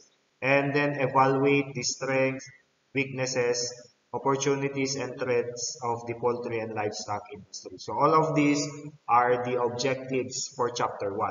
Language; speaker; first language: English; non-native, local second language; Filipino